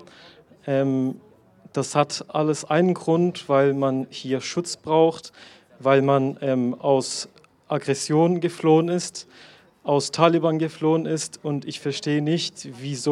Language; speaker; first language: German; non-native, learner; Persian